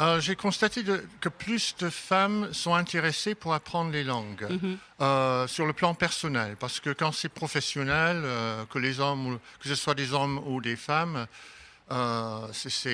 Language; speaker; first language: French; non-native, fluent; English